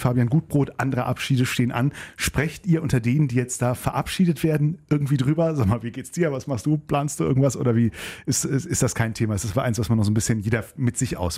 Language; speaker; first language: German; native; German